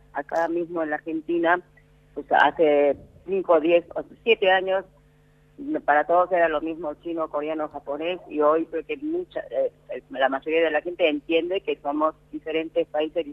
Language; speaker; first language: Spanish; early bilingual, other home language; Korean